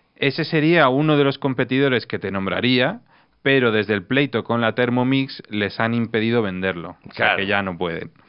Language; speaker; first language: Spanish; non-native, fluent; Russian